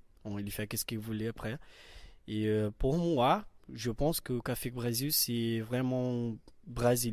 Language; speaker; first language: French; non-native, learner; Portuguese